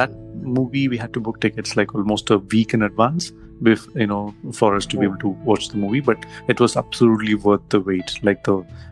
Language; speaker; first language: English; non-native, local second language; Tamil